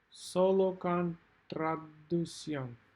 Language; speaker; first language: Spanish; non-native, learner; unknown